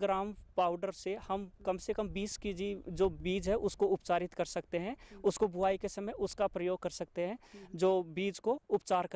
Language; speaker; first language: Hindi; native; Hindi